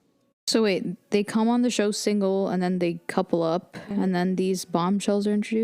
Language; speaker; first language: English; native; English